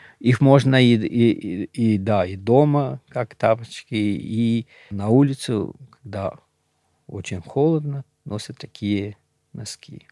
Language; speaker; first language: Russian; non-native, local second language; Shughni